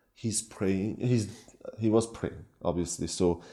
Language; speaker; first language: English; non-native, fluent; Kurdish